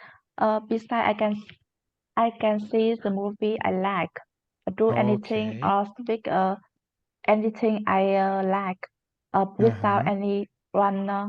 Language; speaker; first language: English; non-native, learner; Vietnamese